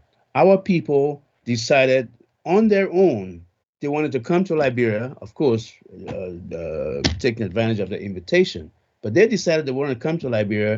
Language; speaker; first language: English; native; English